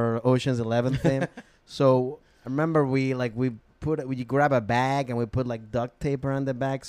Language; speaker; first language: English; non-native, fluent; Spanish